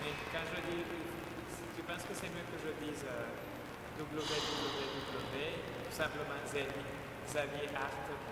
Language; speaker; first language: French; non-native, fluent; Spanish